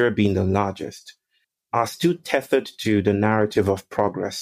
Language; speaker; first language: English; non-native, local second language; Yoruba